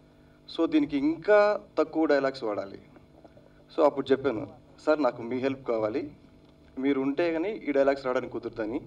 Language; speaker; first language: Telugu; native; Telugu